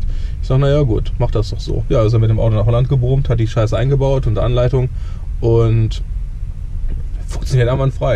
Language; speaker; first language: German; native; German